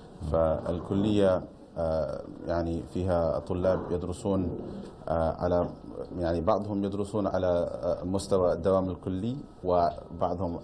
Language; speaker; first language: Arabic; non-native, fluent; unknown